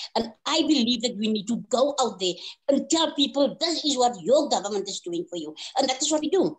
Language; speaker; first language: English; non-native, local second language; Afrikaans